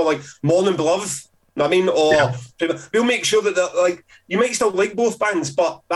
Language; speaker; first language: English; native; English